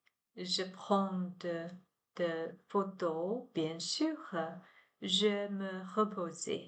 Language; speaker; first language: French; non-native, learner; Chinese